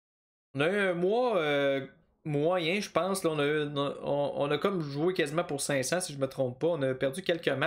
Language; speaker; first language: French; native; French